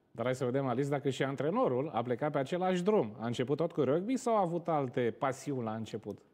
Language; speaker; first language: Romanian; native; Romanian